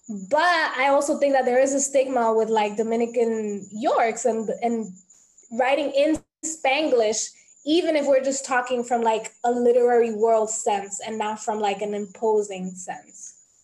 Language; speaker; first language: English; early bilingual, other home language; Spanish